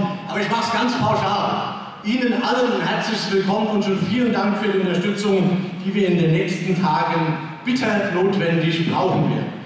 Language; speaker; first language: German; native; German